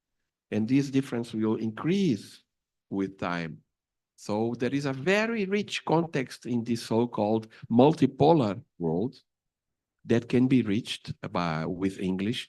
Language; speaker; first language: English; non-native, fluent; Portuguese